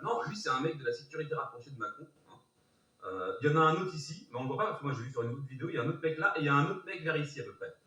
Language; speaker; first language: French; native; French